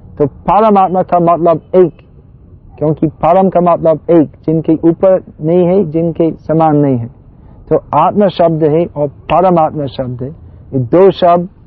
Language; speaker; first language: Hindi; non-native, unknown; English